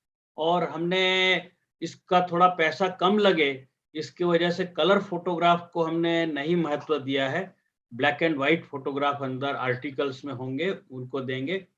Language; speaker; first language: Hindi; native; Hindi